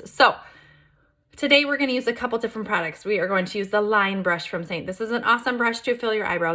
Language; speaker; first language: English; native; English